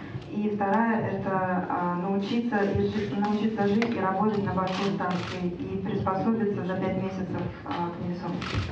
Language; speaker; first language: Russian; native; Russian